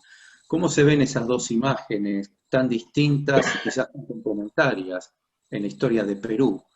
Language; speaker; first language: Spanish; native; Spanish